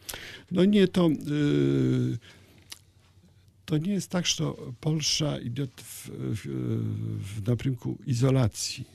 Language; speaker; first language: Ukrainian; non-native, learner; Polish